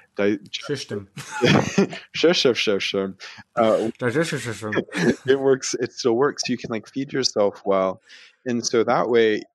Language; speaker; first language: English; native; English